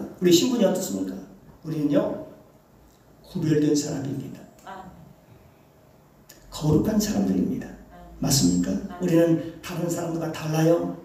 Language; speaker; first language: Korean; native; Korean